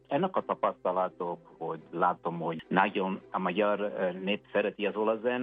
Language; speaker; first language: Hungarian; non-native, fluent; Italian